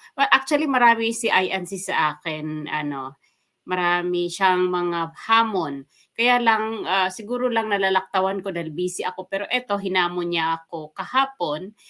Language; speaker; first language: Filipino; non-native, local second language; Waray